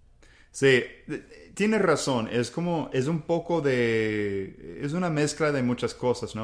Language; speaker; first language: Spanish; non-native, fluent; English